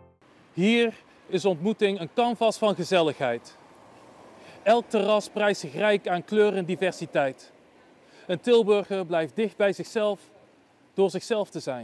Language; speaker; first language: Dutch; native; Dutch